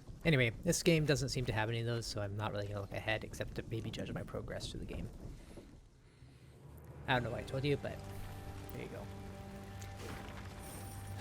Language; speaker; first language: English; native; English